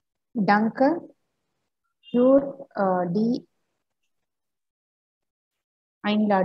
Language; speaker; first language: German; non-native, learner; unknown